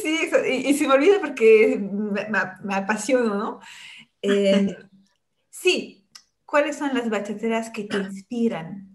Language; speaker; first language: Spanish; non-native, fluent; French